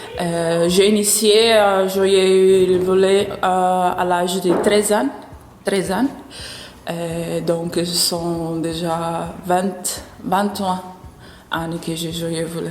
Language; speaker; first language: French; non-native, learner; Portuguese